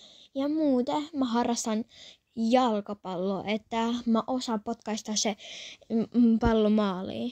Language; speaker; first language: Finnish; early bilingual, other home language; Polish